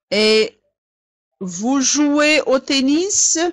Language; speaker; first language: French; non-native, fluent; Arabic